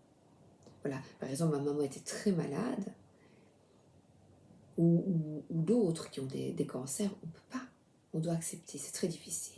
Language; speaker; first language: French; native; French